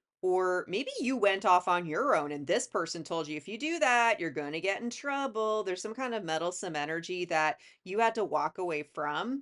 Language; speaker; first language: English; native; English